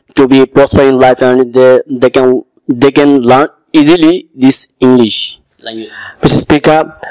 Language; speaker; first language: English; non-native, local second language; Bangla